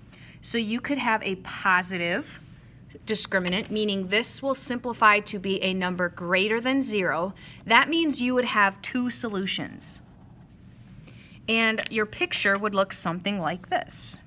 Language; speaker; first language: English; native; English